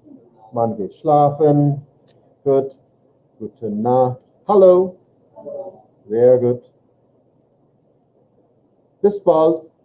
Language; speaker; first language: German; non-native, fluent; English